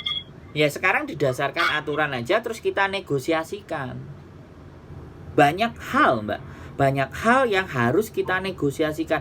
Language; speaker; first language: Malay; non-native, local second language; Javanese